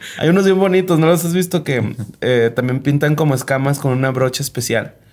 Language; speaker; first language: Spanish; native; Spanish